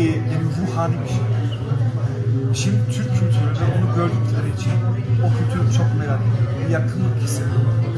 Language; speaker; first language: Turkish; early bilingual, heritage; German